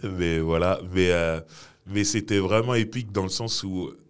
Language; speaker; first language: French; native; French